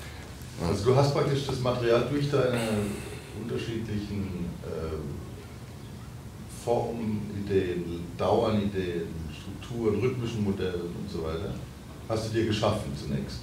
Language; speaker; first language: German; native; German